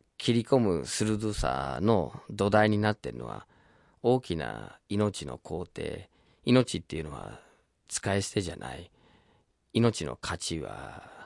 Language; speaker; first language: Japanese; non-native, fluent; English